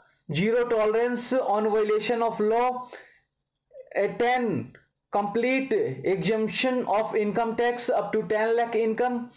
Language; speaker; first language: English; non-native, local second language; Hindi